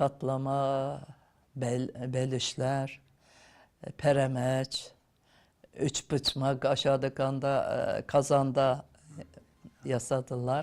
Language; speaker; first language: Turkish; non-native, local second language; Tatar